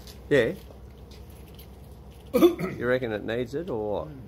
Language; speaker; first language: English; native; English